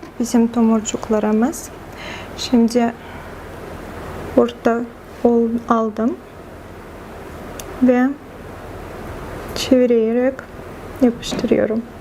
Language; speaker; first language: Turkish; non-native, fluent; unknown